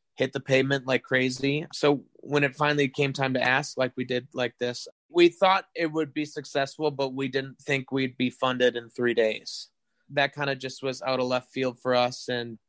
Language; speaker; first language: English; native; English